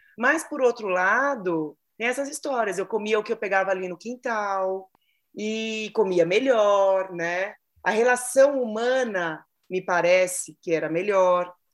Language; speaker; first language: Portuguese; native; Portuguese